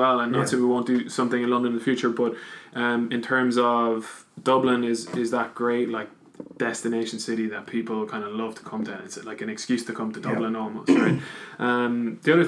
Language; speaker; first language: English; native; English